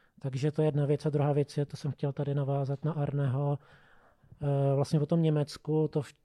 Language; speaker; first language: Czech; native; Czech